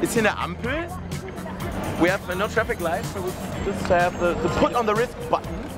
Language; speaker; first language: English; non-native, fluent; German